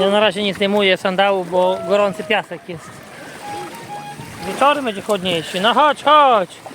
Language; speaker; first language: Polish; native; Polish